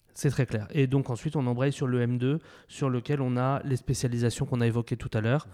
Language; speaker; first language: French; native; French